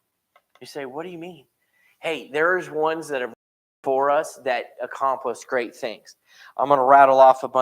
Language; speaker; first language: English; native; English